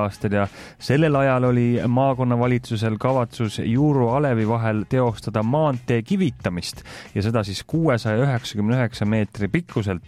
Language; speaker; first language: Estonian; native; Estonian